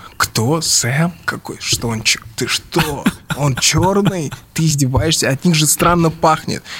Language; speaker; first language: Russian; early bilingual, other home language; English